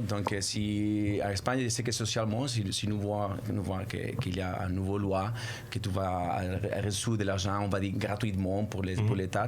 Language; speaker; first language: French; non-native, fluent; Spanish